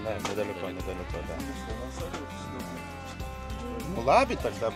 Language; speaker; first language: Russian; non-native, local second language; Lithuanian